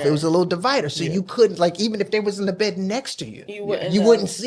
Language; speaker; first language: English; native; English